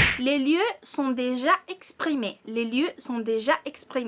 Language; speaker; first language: French; non-native, fluent; Spanish